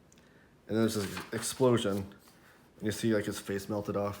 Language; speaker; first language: English; native; English